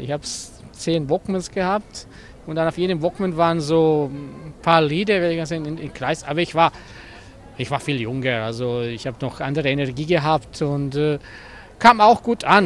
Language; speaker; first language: German; non-native, learner; Croatian